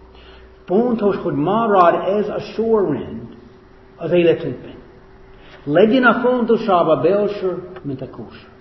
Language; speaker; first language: Hungarian; non-native, fluent; English